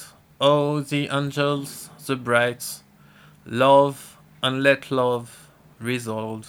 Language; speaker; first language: English; non-native, fluent; French